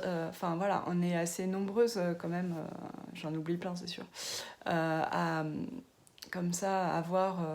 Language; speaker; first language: French; native; French